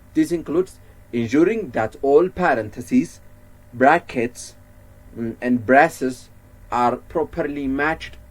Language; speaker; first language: English; non-native, local second language; Amharic